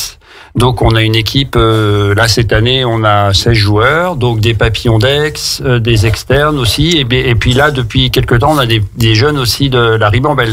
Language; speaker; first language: French; native; French